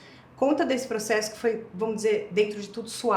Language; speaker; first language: Portuguese; native; Portuguese